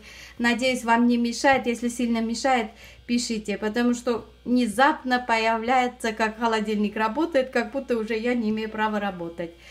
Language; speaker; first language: Russian; non-native, fluent; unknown